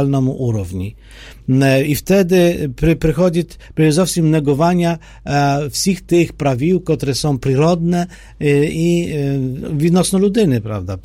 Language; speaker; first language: Polish; non-native, fluent; Ukrainian